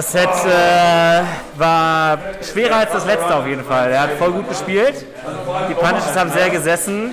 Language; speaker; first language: German; native; German